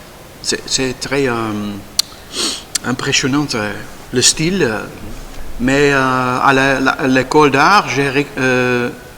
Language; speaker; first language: French; non-native, learner; Dutch